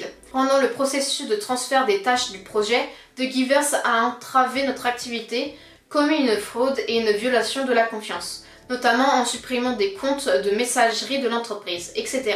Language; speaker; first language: French; native; French